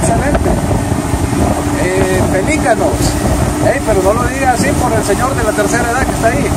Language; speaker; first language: Spanish; native; Spanish